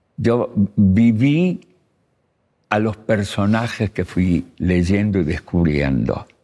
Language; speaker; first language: Spanish; early bilingual, other home language; Russian